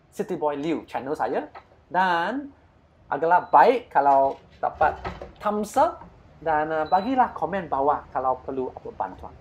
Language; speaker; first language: Malay; non-native, local second language; Chinese